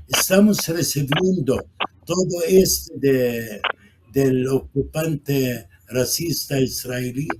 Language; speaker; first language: Spanish; non-native, fluent; Arabic